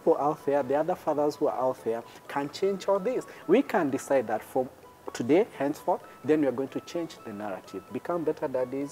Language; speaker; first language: English; non-native, local second language; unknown